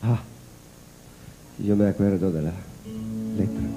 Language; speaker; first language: Spanish; non-native, learner; French